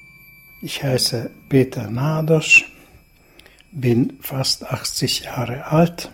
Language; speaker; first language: German; non-native, fluent; Hungarian